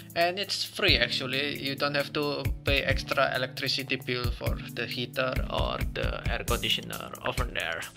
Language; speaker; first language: English; non-native, fluent; Indonesian